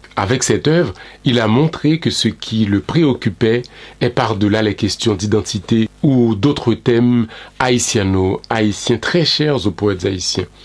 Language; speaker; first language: French; non-native, local second language; Haitian Creole